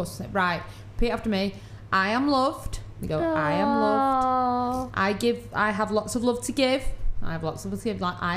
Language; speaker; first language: English; native; English